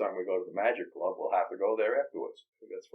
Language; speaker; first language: English; native; English